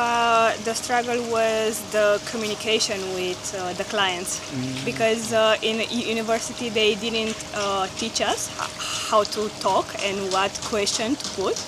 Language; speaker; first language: English; non-native, fluent; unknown